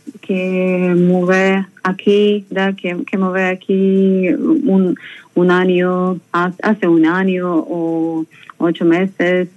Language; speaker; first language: Spanish; non-native, learner; Russian